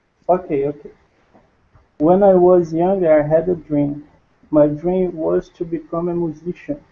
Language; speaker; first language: English; non-native, learner; Portuguese